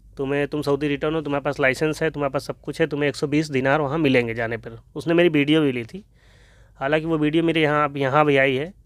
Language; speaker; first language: Hindi; native; Hindi